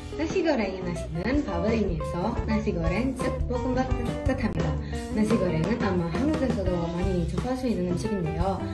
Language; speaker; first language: Korean; non-native, fluent; Indonesian